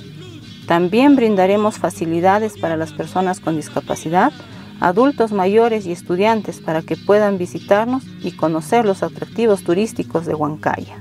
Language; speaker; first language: Spanish; native; Spanish